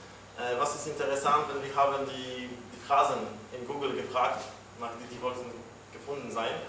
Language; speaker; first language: German; non-native, fluent; Polish